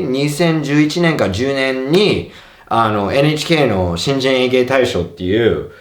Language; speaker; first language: Japanese; non-native, fluent; English